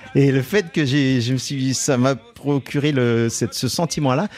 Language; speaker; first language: French; native; French